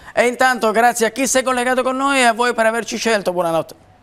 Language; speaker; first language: Italian; native; Italian